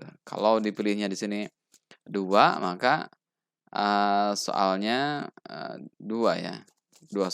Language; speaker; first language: Indonesian; native; Indonesian